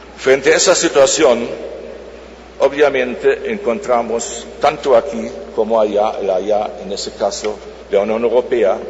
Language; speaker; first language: Spanish; non-native, fluent; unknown